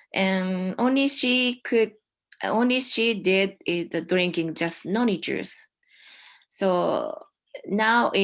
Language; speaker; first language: English; non-native, learner; Japanese